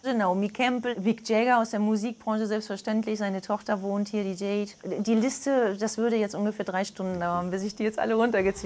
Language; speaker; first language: German; native; German